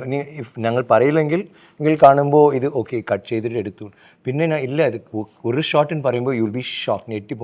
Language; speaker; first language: Malayalam; non-native, fluent; Tamil